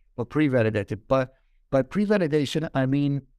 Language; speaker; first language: English; non-native, fluent; Ukrainian